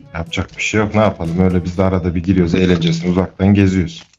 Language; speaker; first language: Turkish; native; Turkish